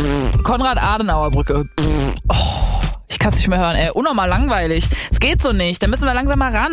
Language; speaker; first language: German; native; German